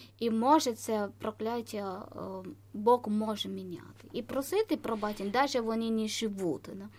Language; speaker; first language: Ukrainian; non-native, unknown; Malayalam